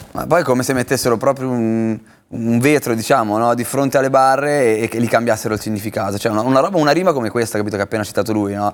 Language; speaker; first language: Italian; native; Italian